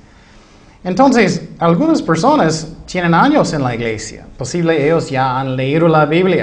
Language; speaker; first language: Spanish; non-native, fluent; English